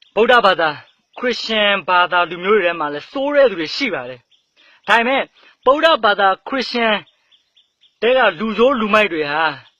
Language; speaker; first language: Burmese; native; Burmese